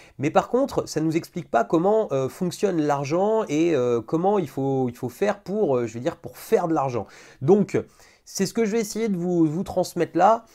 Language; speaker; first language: French; native; French